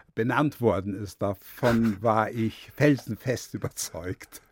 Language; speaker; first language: German; early bilingual, other home language; Yiddish